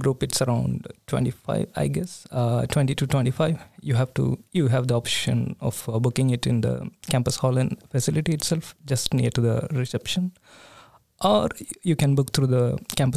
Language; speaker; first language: English; non-native, local second language; Tamil